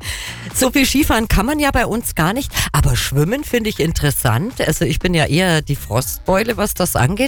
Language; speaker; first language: German; native; German